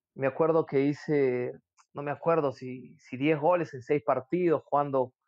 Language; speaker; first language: Spanish; native; Spanish